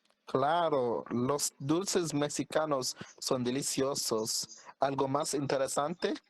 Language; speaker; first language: Spanish; non-native, learner; English